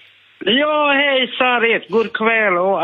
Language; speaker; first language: Swedish; non-native, learner; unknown